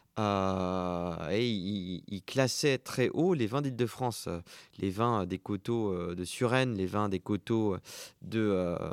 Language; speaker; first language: French; native; French